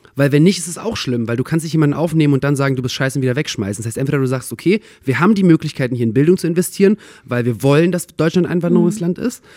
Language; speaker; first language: German; early bilingual, other home language; Russian